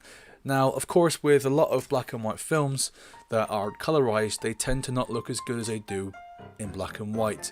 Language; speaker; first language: English; native; English